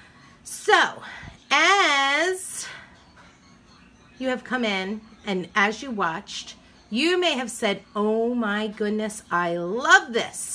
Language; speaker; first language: English; native; English